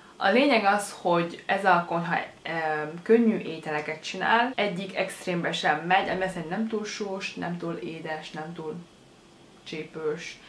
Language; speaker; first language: Hungarian; early bilingual, other home language; Chinese